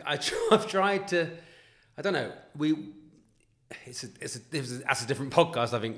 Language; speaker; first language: English; native; English